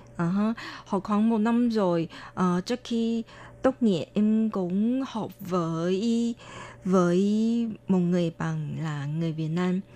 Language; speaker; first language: Vietnamese; non-native, fluent; Chinese